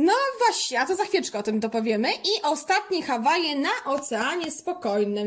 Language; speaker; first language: Polish; native; Polish